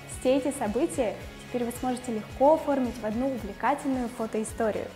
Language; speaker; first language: Russian; native; Russian